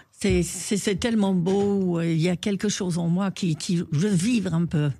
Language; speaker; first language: French; non-native, fluent; English